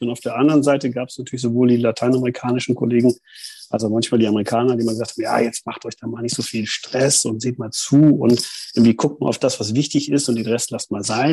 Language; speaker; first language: German; native; German